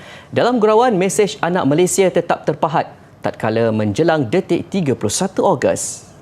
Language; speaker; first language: Malay; native; Malay